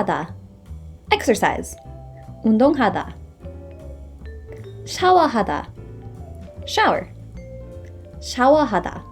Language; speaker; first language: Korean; non-native, fluent; English